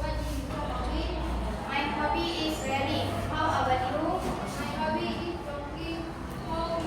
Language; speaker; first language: English; non-native, learner; Indonesian